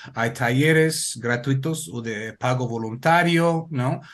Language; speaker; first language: Spanish; non-native, fluent; English